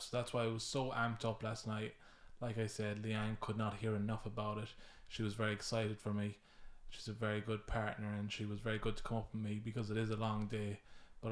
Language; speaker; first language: English; native; English